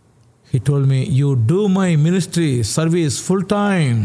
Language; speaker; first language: English; non-native, local second language; Telugu